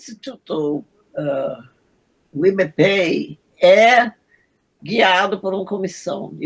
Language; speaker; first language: Portuguese; non-native, fluent; English